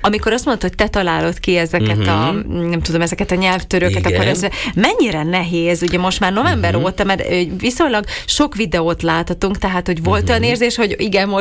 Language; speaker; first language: Hungarian; native; Hungarian